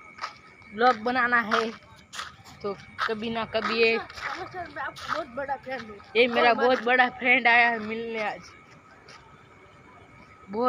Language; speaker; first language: Hindi; non-native, local second language; Gujarati